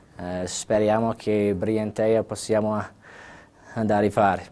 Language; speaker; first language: Italian; non-native, learner; English